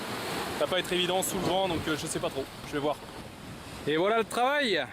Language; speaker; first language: French; native; French